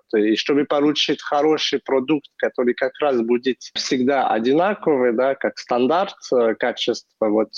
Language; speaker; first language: Russian; non-native, fluent; French